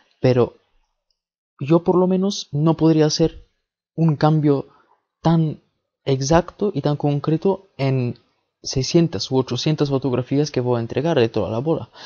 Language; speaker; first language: Spanish; early bilingual, other home language; Bulgarian